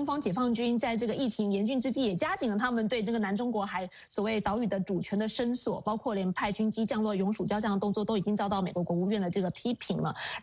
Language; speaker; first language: Chinese; native; Chinese